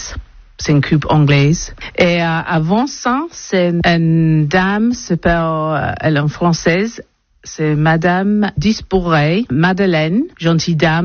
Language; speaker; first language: French; non-native, learner; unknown